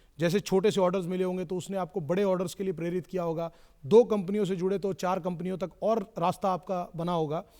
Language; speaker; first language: Hindi; native; Hindi